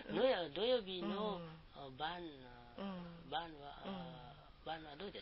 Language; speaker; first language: Japanese; non-native, learner; Nepali